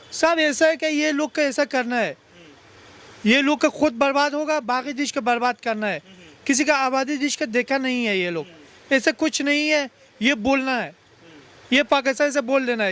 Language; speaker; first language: Hindi; non-native, learner; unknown